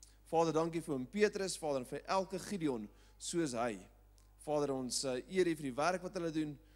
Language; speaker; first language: Afrikaans; native; Afrikaans